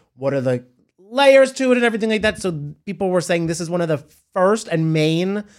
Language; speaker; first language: English; native; English